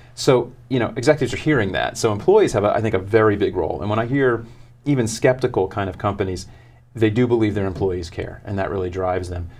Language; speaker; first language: English; native; English